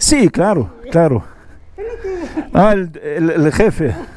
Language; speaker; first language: Spanish; non-native, learner; French